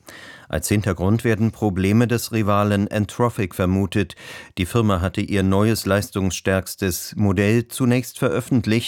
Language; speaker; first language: German; native; German